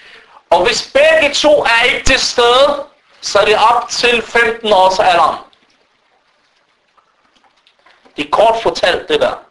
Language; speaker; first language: Danish; non-native, fluent; Arabic